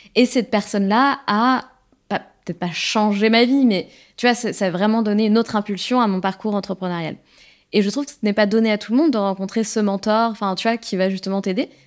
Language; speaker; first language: French; native; French